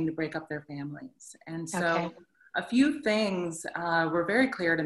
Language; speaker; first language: English; native; English